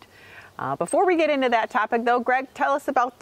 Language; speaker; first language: English; native; English